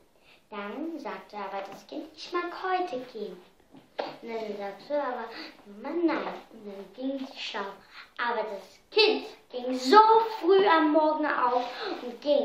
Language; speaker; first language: German; early bilingual, heritage; German